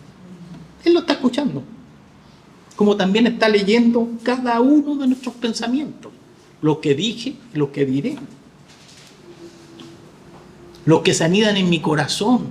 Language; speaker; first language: Spanish; native; Spanish